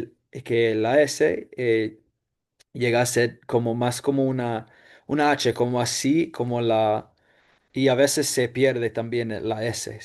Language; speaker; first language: Spanish; non-native, fluent; English